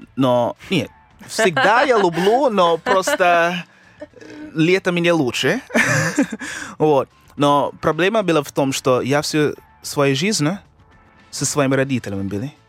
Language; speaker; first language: Russian; non-native, fluent; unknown